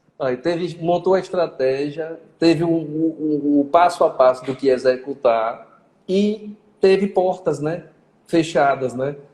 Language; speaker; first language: Portuguese; native; Portuguese